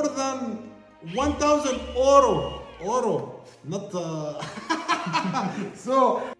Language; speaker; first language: English; non-native, learner; Arabic